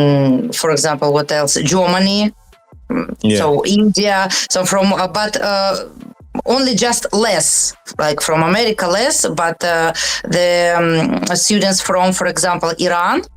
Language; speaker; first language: English; non-native, learner; Russian